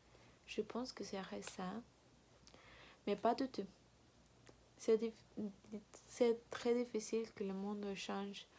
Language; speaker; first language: French; non-native, learner; Spanish